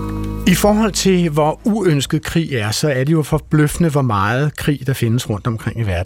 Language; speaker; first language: Danish; native; Danish